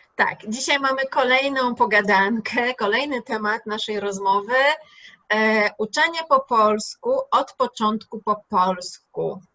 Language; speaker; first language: Polish; native; Polish